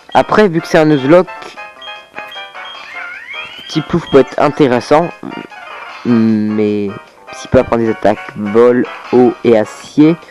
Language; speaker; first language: French; native; French